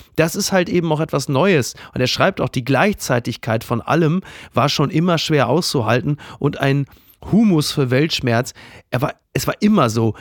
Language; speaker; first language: German; native; German